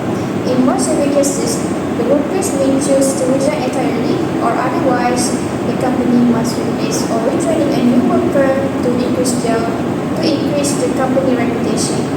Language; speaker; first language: English; non-native, learner; Malay